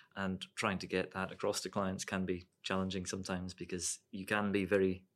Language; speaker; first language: English; native; English